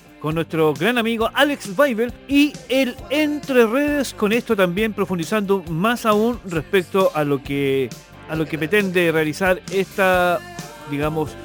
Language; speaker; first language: Spanish; native; Spanish